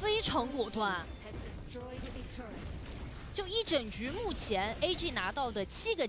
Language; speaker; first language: Chinese; native; Chinese